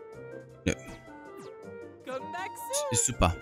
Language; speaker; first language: German; native; German